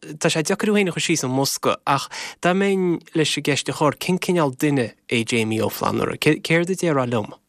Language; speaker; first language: Irish; native; Irish